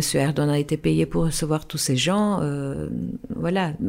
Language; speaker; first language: French; non-native, fluent; Turkish